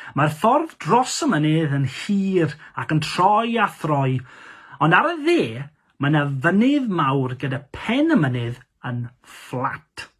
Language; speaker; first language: Welsh; non-native, local second language; English